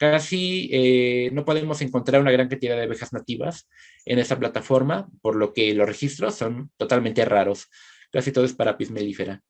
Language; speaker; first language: Spanish; native; Spanish